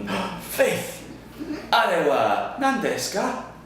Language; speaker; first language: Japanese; non-native, learner; English